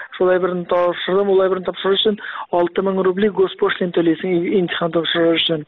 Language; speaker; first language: Tatar; early bilingual, heritage; Tatar